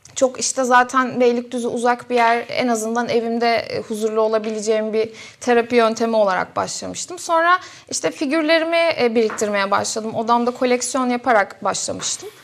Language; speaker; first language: Turkish; native; Turkish